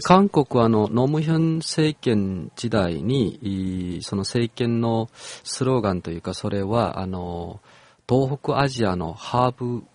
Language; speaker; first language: Japanese; non-native, fluent; Korean